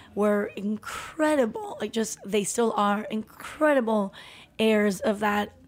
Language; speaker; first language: English; early bilingual, other home language; Spanish